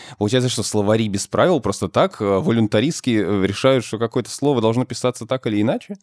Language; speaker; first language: Russian; native; Russian